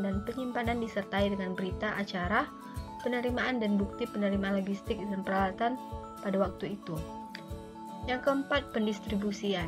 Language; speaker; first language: Indonesian; native; Indonesian